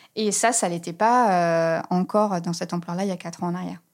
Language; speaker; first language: French; native; French